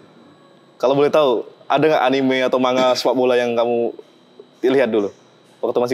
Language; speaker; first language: Indonesian; native; Indonesian